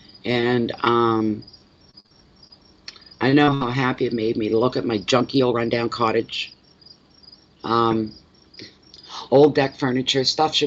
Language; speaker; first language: English; native; English